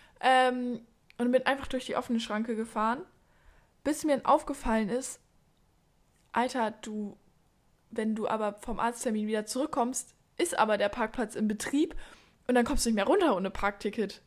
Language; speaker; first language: German; native; German